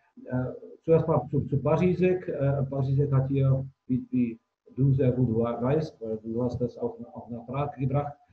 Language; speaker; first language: German; non-native, fluent; Czech